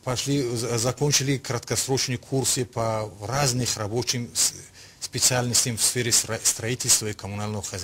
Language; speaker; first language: Russian; non-native, local second language; Tajik